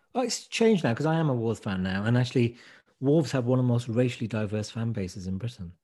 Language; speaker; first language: English; native; English